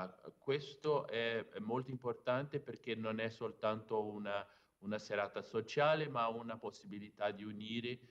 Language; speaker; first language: Italian; non-native, fluent; Portuguese